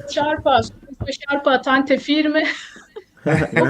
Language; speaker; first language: Italian; non-native, fluent; Turkish